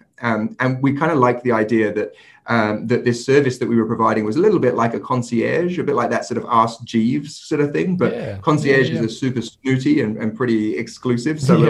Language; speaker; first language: English; native; English